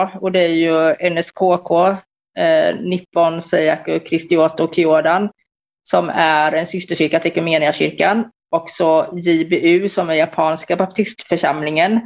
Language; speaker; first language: Swedish; native; Swedish